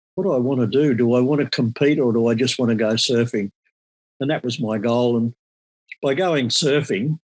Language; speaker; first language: English; native; English